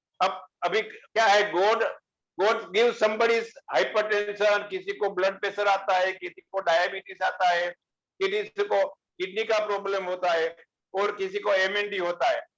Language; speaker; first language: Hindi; non-native, local second language; Gujarati